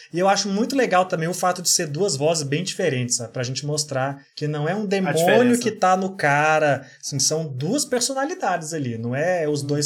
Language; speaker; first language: Portuguese; native; Portuguese